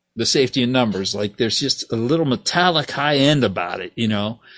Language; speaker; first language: English; native; English